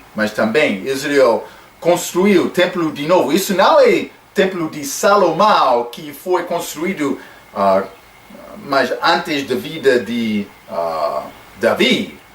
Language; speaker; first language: Portuguese; non-native, fluent; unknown